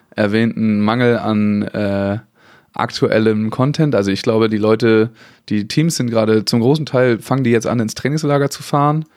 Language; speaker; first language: German; native; German